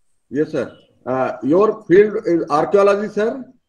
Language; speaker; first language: English; non-native, local second language; Hindi